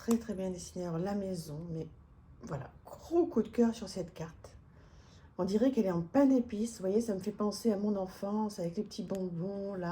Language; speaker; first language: French; native; French